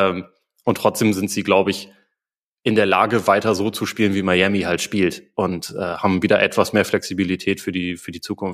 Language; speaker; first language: German; native; German